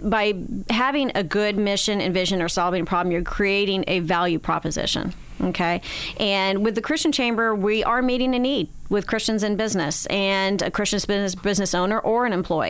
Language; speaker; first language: English; native; English